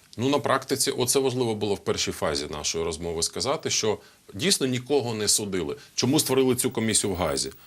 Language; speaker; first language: Ukrainian; non-native, local second language; Russian